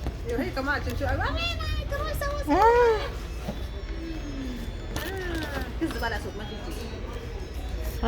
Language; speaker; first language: Arabic; native; Arabic